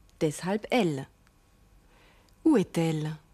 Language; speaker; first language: French; non-native, fluent; German